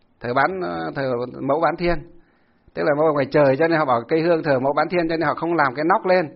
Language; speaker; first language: Vietnamese; non-native, local second language; Muong